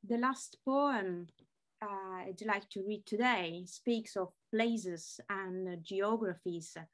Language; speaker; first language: English; non-native, fluent; Italian